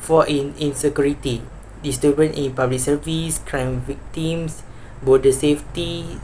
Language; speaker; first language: English; non-native, local second language; Malay